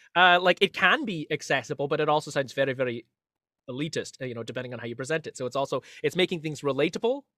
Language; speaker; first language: English; native; English